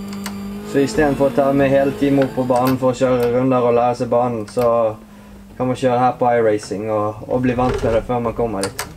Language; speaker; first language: Norwegian; native; Norwegian